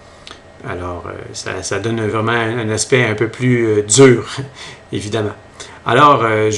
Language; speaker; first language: French; native; French